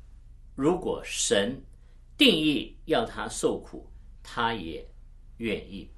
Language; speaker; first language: Chinese; native; Chinese